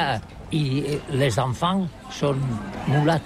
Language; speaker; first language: French; non-native, learner; Catalan